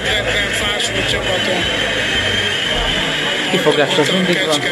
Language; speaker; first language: Hungarian; native; Hungarian